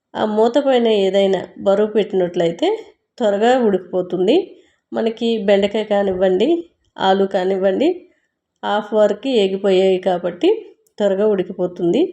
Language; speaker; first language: Telugu; native; Telugu